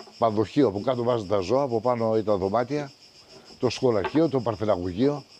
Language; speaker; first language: Greek; native; Greek